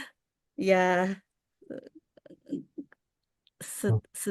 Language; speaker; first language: Indonesian; non-native, learner; Japanese